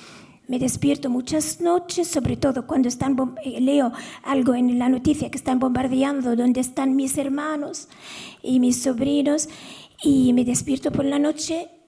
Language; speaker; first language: Spanish; non-native, fluent; Arabic